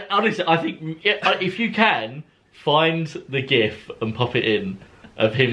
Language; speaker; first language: English; native; English